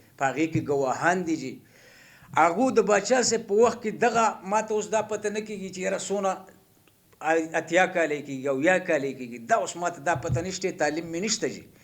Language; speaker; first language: Pashto; non-native, local second language; Gujari